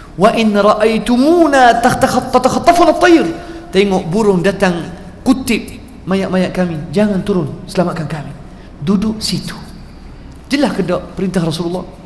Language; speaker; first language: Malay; non-native, fluent; Arabic